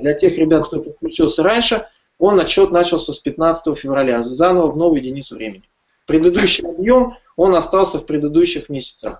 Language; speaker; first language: Russian; native; Russian